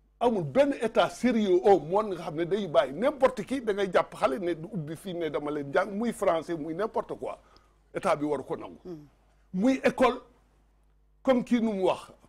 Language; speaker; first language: Wolof; non-native, local second language; Fula